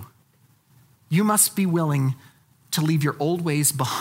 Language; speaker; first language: English; native; English